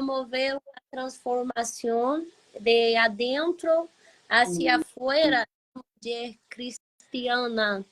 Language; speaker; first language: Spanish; non-native, learner; Portuguese